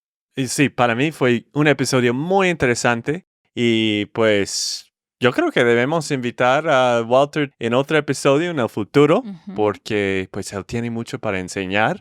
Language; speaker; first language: Spanish; non-native, fluent; English